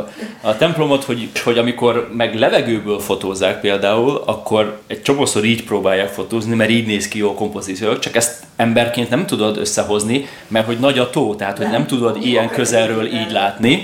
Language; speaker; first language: Hungarian; native; Hungarian